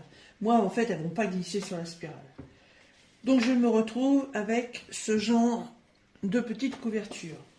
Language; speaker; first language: French; native; French